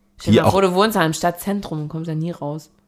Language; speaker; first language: German; native; German